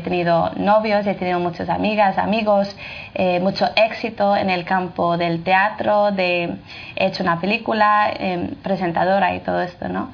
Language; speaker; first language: Spanish; non-native, fluent; French